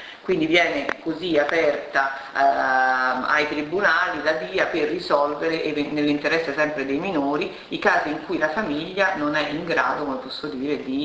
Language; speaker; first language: Italian; native; Italian